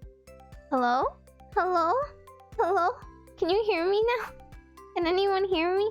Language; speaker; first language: English; native; English